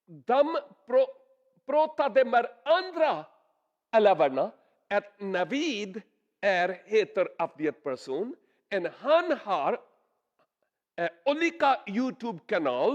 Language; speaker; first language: Swedish; non-native, learner; Urdu